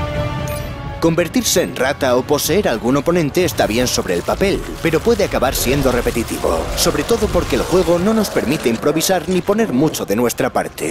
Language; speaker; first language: Spanish; native; Spanish